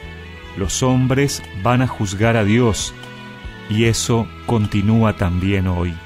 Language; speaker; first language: Spanish; native; Spanish